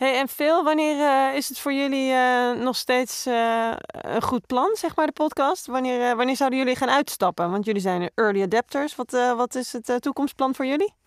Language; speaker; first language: Dutch; native; Dutch